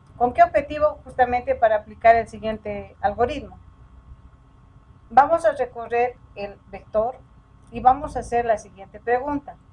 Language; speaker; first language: Spanish; native; Spanish